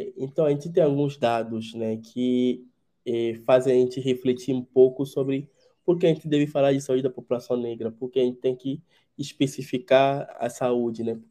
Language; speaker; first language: Portuguese; non-native, fluent; Ewe